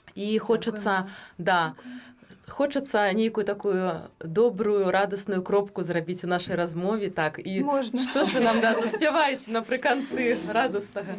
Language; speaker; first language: Belarusian; native; Belarusian